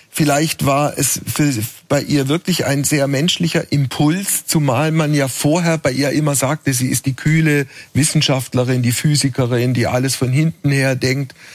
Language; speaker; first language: German; native; German